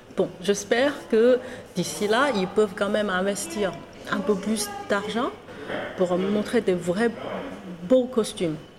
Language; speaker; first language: French; non-native, fluent; Chinese